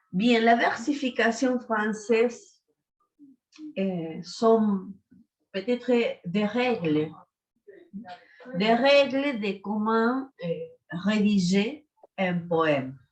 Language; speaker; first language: French; non-native, fluent; Spanish